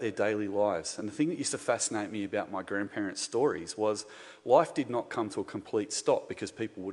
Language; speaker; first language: English; native; English